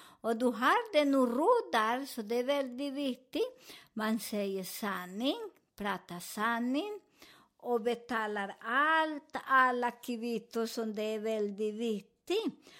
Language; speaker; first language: Swedish; non-native, fluent; Spanish